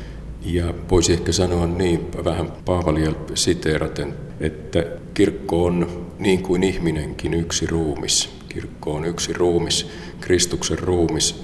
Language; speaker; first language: Finnish; native; Finnish